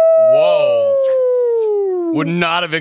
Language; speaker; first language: English; native; English